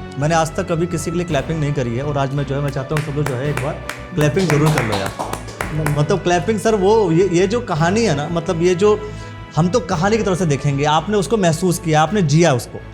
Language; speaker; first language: Hindi; native; Hindi